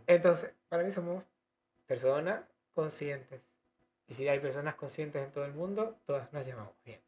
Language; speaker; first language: Spanish; native; Spanish